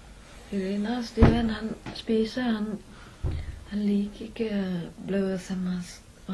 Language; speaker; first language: Norwegian; non-native, learner; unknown